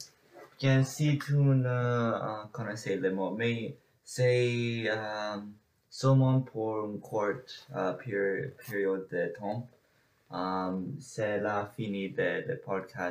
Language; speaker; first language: French; non-native, learner; English